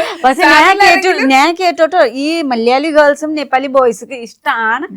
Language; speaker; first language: Malayalam; non-native, fluent; Nepali